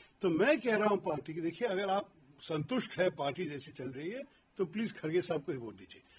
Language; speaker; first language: Hindi; non-native, local second language; Malayalam